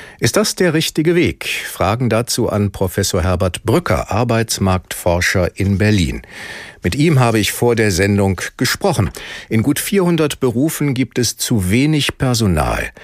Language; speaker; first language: German; native; German